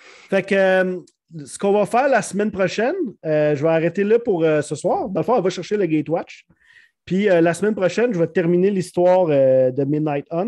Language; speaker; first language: French; native; French